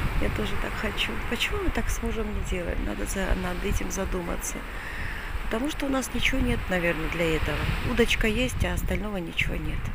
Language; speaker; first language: Russian; non-native, local second language; Georgian